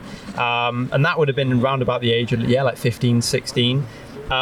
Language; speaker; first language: English; native; English